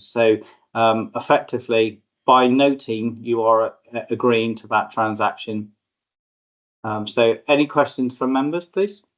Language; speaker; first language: English; native; English